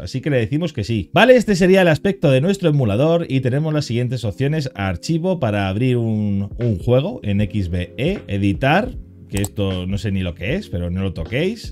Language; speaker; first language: Spanish; native; Spanish